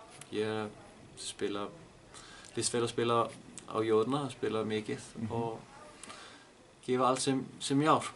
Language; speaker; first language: Icelandic; non-native, learner; Danish